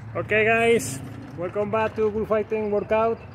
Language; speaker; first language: English; non-native, learner; Spanish